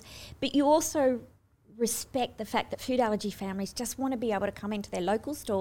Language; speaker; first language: English; native; English